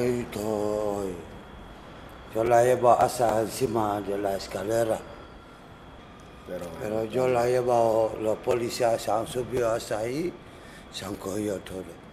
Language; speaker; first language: Spanish; non-native, learner; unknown